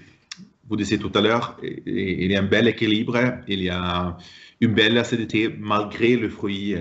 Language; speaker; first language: French; non-native, fluent; Swedish